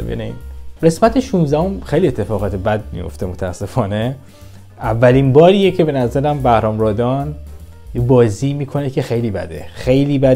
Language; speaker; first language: Persian; native; Persian